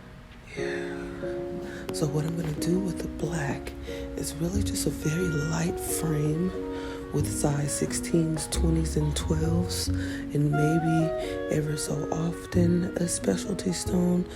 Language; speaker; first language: English; native; English